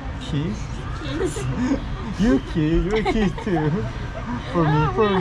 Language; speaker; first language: English; non-native, learner; Korean